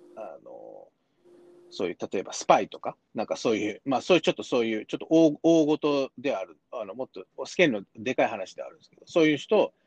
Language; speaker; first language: Japanese; early bilingual, heritage; Japanese